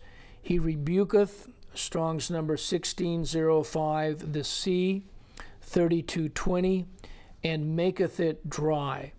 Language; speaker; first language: English; native; English